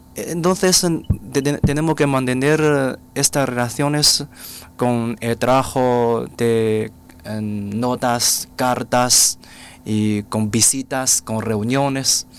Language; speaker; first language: Spanish; non-native, fluent; Chinese